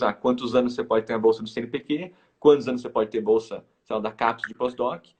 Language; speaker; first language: Portuguese; native; Portuguese